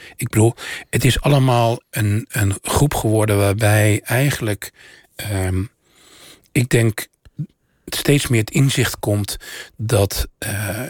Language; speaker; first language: Dutch; native; Dutch